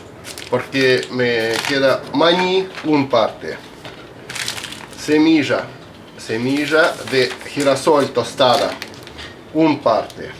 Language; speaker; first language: Spanish; non-native, fluent; Russian